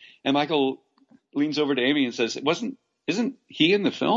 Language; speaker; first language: English; native; English